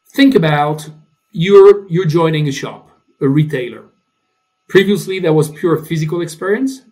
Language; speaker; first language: English; non-native, fluent; French